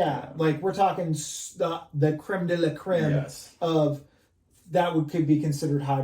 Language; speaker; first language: English; native; English